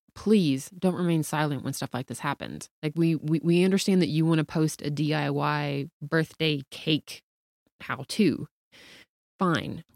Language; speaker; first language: English; native; English